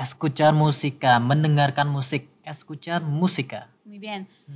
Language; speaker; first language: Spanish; non-native, learner; Indonesian